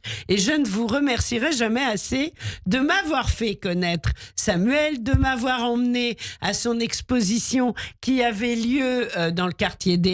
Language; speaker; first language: French; native; French